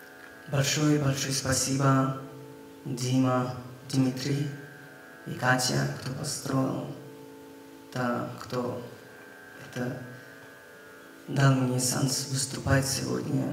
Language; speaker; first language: Russian; non-native, learner; Hindi